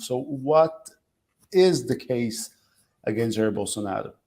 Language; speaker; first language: English; non-native, fluent; Portuguese